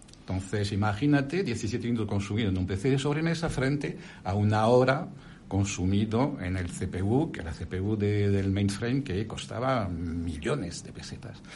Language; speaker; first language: Spanish; non-native, fluent; French